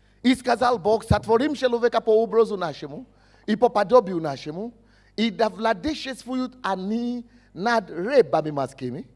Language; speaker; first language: Russian; non-native, fluent; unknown